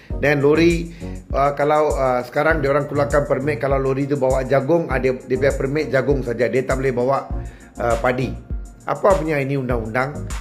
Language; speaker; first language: Malay; non-native, local second language; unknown